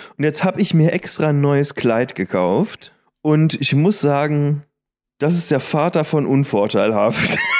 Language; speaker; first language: German; native; German